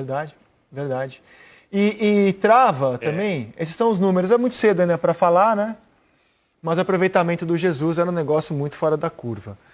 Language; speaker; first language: Portuguese; native; Portuguese